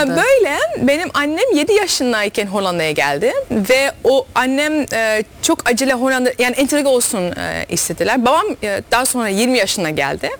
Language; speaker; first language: Turkish; early bilingual, heritage; Dutch